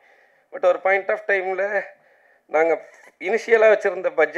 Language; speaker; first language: Tamil; native; Tamil